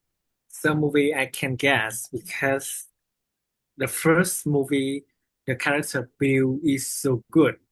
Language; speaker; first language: English; non-native, learner; Vietnamese